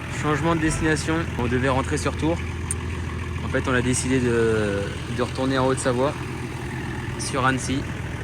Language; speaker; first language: French; native; French